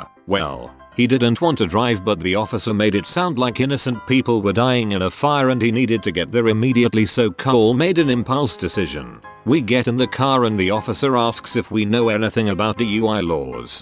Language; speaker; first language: English; native; English